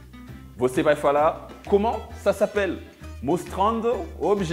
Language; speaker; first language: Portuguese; non-native, fluent; French